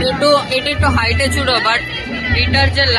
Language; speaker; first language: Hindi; non-native, local second language; Bangla